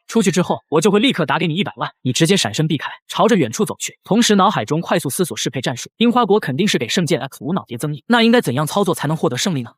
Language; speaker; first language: Chinese; native; Chinese